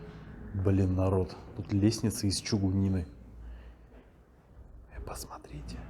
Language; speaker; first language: Russian; native; Russian